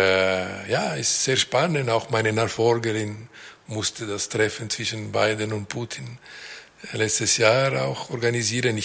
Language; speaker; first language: German; non-native, local second language; French